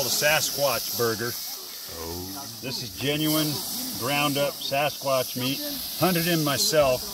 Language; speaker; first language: English; native; English